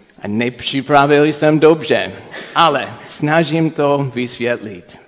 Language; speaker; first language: Czech; non-native, fluent; English